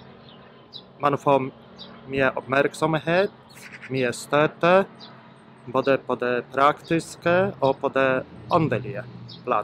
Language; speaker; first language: Norwegian; non-native, fluent; Polish